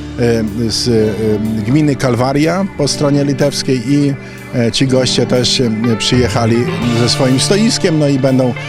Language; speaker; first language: Polish; native; Polish